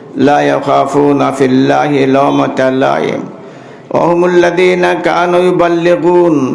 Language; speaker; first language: Arabic; non-native, fluent; Bangla